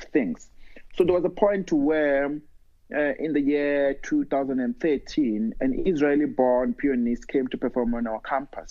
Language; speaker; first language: English; non-native, local second language; Northern Sotho